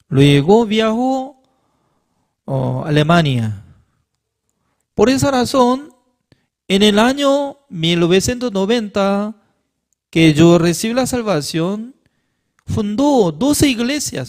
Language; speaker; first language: Spanish; non-native, learner; Korean